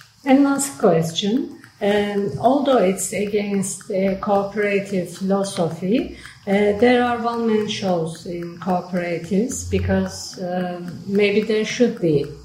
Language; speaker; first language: English; non-native, fluent; Turkish